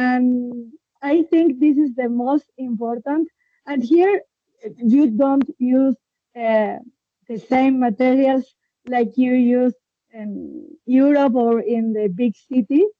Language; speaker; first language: English; non-native, learner; Spanish